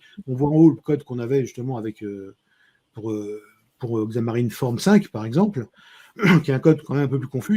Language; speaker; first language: French; native; French